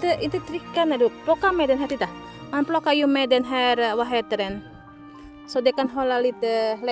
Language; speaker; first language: Swedish; non-native, local second language; Indonesian